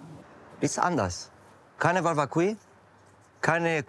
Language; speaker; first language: German; non-native, learner; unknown